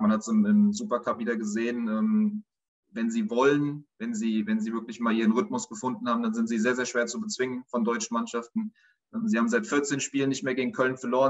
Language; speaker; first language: German; native; German